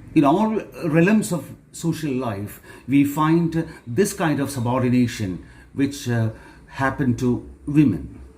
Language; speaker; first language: English; non-native, local second language; Malayalam